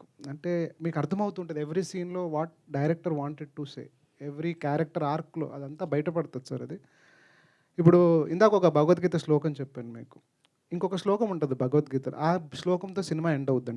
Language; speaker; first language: Telugu; native; Telugu